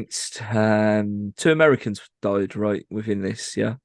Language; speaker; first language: English; native; English